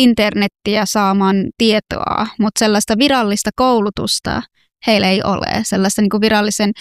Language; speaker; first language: Finnish; non-native, fluent; Persian